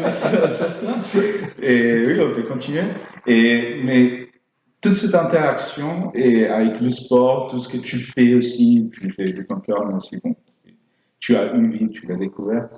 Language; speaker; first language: French; non-native, fluent; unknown